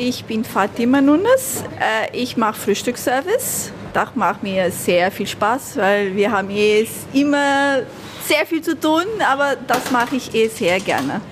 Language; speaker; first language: German; non-native, fluent; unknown